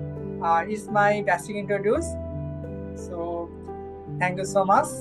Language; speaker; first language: English; non-native, learner; Bangla